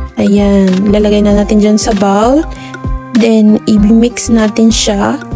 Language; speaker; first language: Filipino; native; Filipino